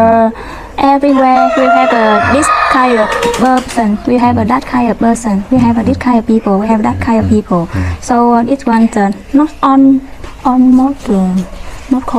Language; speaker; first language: English; non-native, learner; Vietnamese